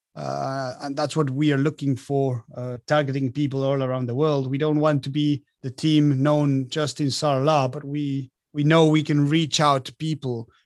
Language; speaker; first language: English; non-native, fluent; Spanish